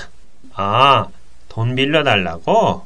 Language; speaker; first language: Korean; non-native, fluent; Japanese